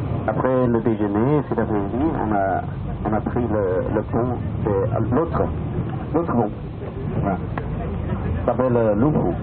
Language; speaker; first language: French; non-native, fluent; Chinese